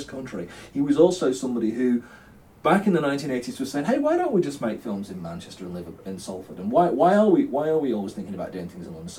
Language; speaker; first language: English; native; English